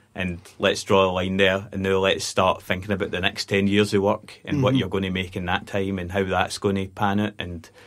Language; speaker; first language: English; native; English